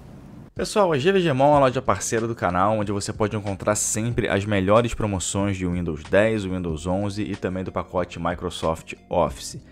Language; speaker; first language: Portuguese; native; Portuguese